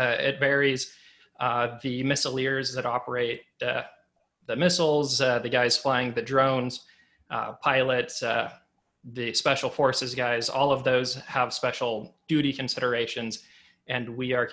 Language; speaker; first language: English; native; English